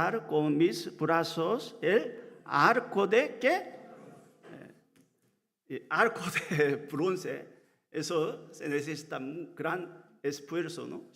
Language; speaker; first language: Spanish; non-native, learner; Korean